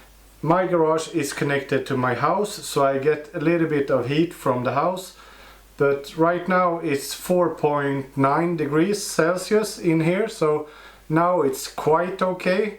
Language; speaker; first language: English; non-native, fluent; Swedish